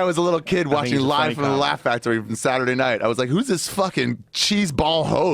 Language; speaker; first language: English; native; English